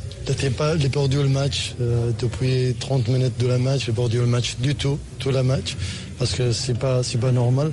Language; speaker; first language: French; non-native, learner; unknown